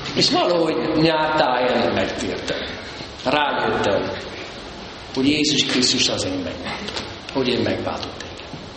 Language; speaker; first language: Hungarian; non-native, fluent; English